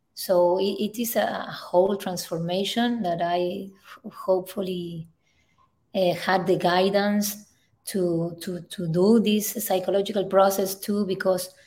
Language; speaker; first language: English; non-native, fluent; Spanish